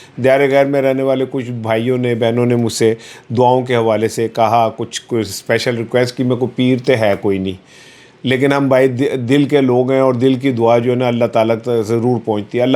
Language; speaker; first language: Urdu; non-native, local second language; Punjabi